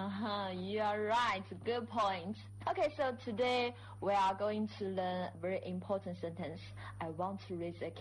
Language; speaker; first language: English; non-native, fluent; Chinese